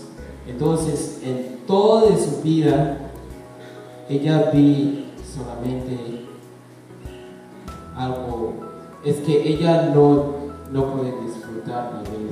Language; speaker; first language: Spanish; non-native, learner; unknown